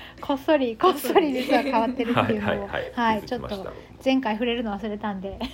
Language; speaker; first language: Japanese; native; Japanese